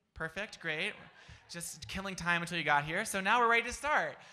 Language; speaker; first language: English; native; English